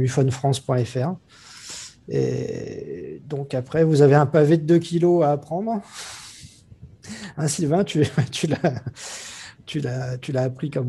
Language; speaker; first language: French; native; French